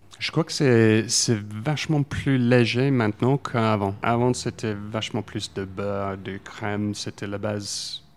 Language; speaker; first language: French; non-native, fluent; English